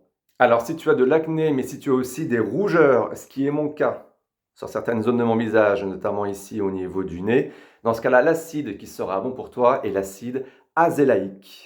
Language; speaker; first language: French; native; French